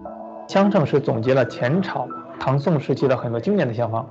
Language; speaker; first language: Chinese; native; Chinese